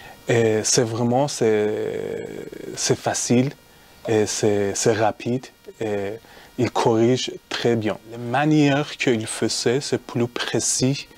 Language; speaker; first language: French; non-native, learner; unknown